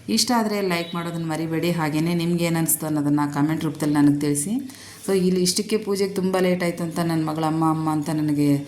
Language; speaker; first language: Kannada; non-native, local second language; Telugu